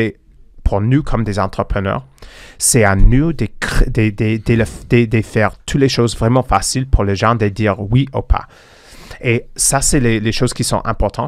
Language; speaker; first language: French; non-native, fluent; English